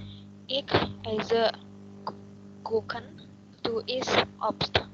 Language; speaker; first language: German; non-native, learner; Indonesian